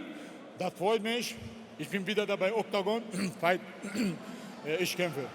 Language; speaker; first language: German; non-native, learner; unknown